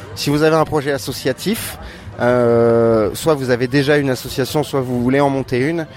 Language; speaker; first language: French; native; French